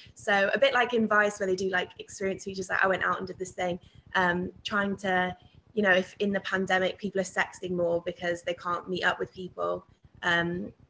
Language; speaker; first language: English; native; English